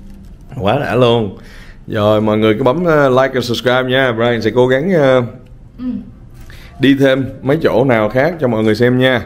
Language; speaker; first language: Vietnamese; early bilingual, heritage; Vietnamese